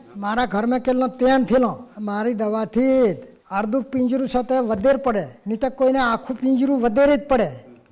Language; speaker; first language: Gujarati; non-native, local second language; Rathawi